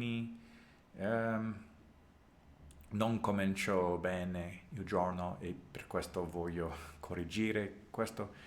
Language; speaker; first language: Italian; non-native, learner; English